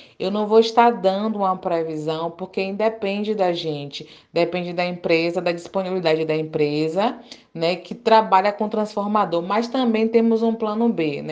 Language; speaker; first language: Portuguese; native; Portuguese